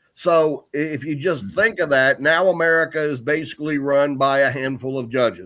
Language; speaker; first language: English; native; English